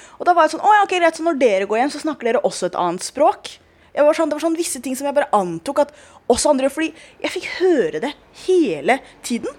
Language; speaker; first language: Norwegian; early bilingual, other home language; Somali